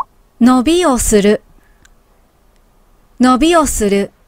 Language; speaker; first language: Japanese; native; Japanese